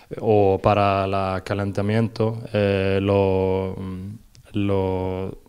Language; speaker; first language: Spanish; non-native, learner; Norwegian